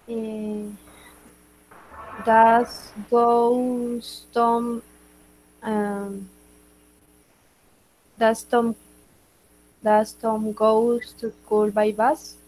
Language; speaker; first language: English; non-native, learner; Spanish